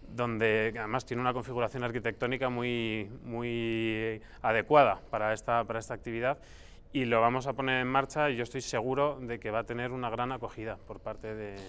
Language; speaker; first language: Spanish; native; Spanish